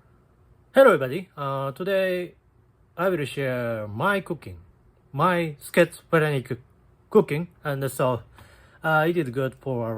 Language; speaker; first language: English; non-native, learner; Japanese